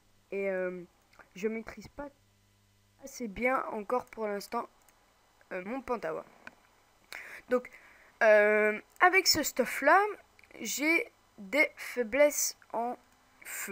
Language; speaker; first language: French; native; French